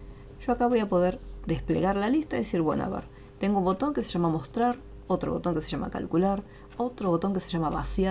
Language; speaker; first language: Spanish; native; Spanish